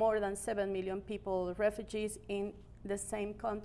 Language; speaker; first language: English; non-native, learner; Spanish